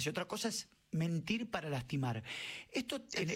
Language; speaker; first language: Spanish; native; Spanish